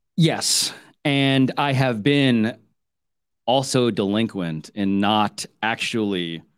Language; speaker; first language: English; early bilingual, other home language; Filipino